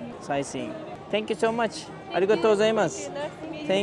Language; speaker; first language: English; non-native, learner; Turkish